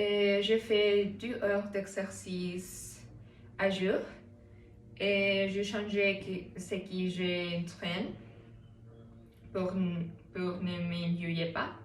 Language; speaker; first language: French; non-native, learner; Spanish